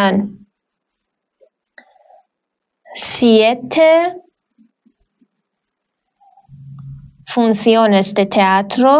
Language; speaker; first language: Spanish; non-native, fluent; Persian